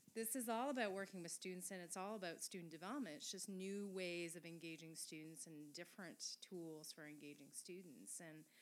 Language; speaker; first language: English; non-native, fluent; French